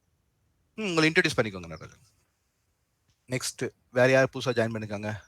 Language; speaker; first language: Tamil; native; Tamil